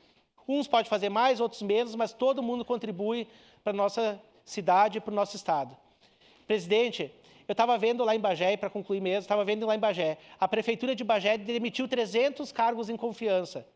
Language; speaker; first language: Portuguese; native; Portuguese